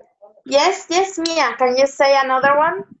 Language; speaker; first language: English; non-native, fluent; Vietnamese